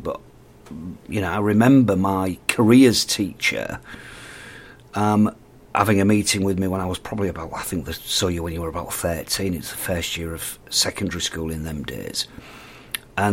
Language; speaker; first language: English; native; English